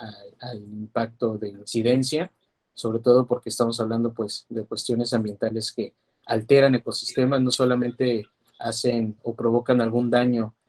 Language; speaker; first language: Spanish; native; Spanish